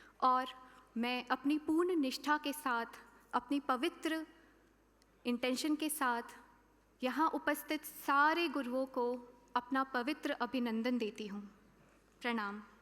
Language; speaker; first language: Hindi; native; Hindi